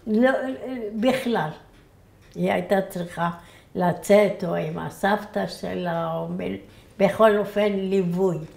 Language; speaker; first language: Hebrew; early bilingual, other home language; Arabic